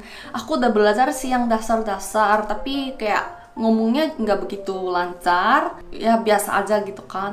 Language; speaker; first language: Indonesian; non-native, fluent; Korean